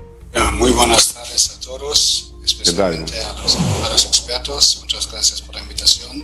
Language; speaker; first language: Spanish; non-native, fluent; German